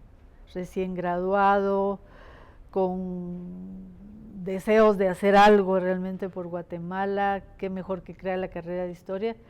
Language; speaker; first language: Spanish; native; Spanish